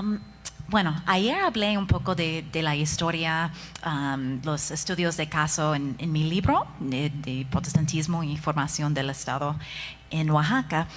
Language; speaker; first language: Spanish; non-native, fluent; English